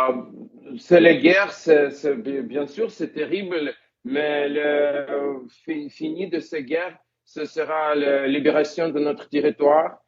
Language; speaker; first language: French; non-native, fluent; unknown